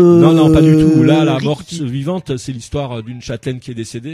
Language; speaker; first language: French; native; French